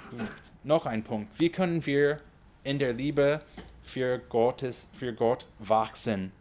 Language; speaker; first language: German; non-native, fluent; English